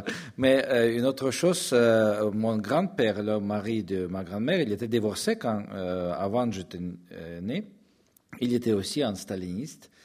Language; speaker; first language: French; non-native, fluent; Russian